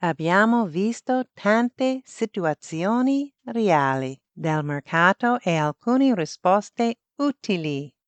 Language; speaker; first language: Italian; non-native, fluent; English